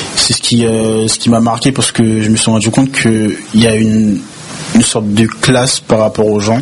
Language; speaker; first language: French; early bilingual, other home language; Haitian Creole